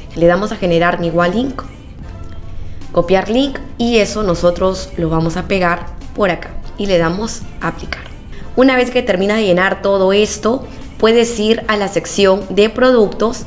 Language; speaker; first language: Spanish; native; Spanish